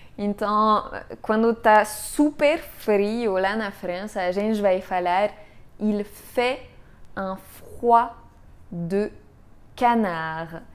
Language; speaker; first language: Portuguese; non-native, fluent; French